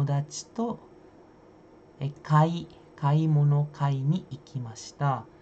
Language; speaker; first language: Japanese; non-native, fluent; Indonesian